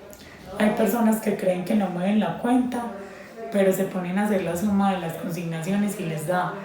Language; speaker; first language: Spanish; native; Spanish